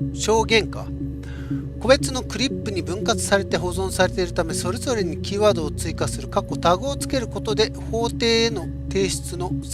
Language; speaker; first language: Japanese; native; Japanese